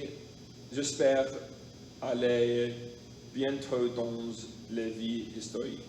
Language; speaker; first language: French; non-native, learner; English